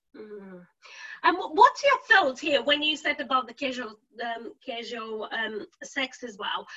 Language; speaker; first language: English; non-native, fluent; Bulgarian